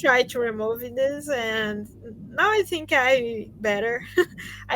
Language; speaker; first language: English; non-native, learner; Portuguese